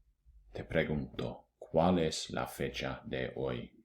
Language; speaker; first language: Spanish; non-native, fluent; English